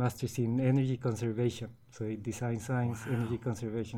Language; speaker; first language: English; non-native, fluent; Spanish